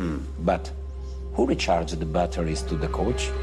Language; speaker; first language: English; non-native, fluent; Italian